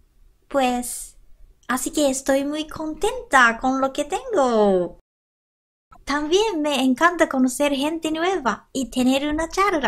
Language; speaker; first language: Spanish; non-native, learner; Japanese